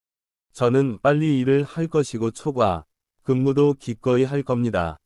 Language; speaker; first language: Korean; non-native, learner; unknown